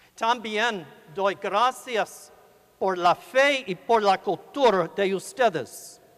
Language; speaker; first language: Spanish; non-native, learner; English